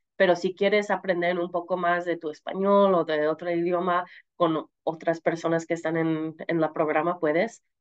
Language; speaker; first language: Spanish; early bilingual, heritage; Spanish